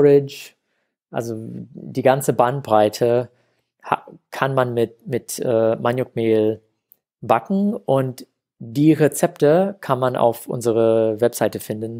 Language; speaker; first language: German; non-native, fluent; English